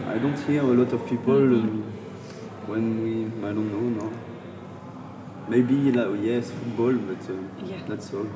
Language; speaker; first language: English; non-native, learner; French